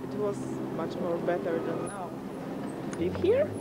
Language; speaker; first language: English; non-native, learner; Polish